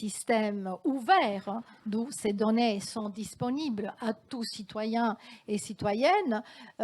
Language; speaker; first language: French; non-native, fluent; Italian